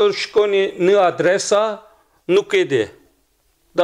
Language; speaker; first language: Albanian; non-native, learner; Turkish